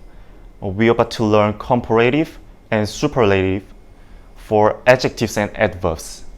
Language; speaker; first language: English; non-native, learner; Indonesian